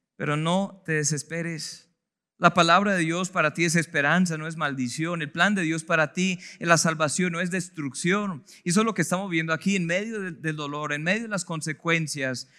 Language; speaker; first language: Spanish; non-native, fluent; English